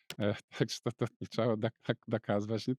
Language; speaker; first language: Polish; non-native, local second language; Belarusian